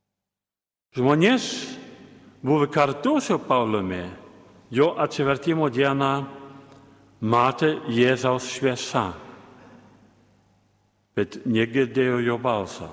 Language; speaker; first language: Lithuanian; native; Lithuanian